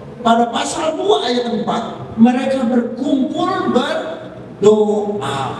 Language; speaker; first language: Indonesian; native; Indonesian